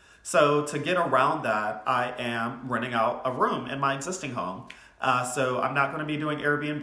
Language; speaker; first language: English; native; English